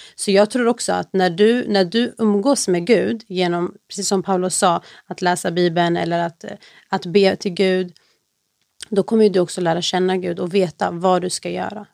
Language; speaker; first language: Swedish; early bilingual, other home language; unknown